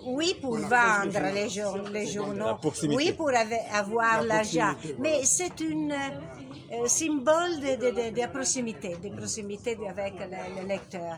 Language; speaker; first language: French; non-native, learner; Italian